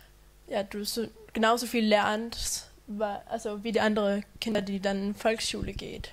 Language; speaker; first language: German; non-native, fluent; Danish